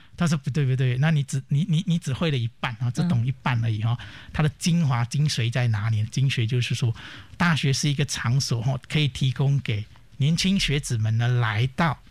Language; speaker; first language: Chinese; native; Chinese